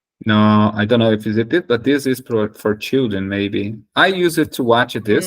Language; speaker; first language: English; non-native, fluent; Portuguese